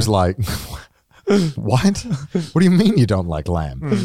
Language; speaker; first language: English; native; English